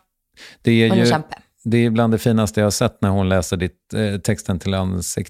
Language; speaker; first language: Swedish; native; Swedish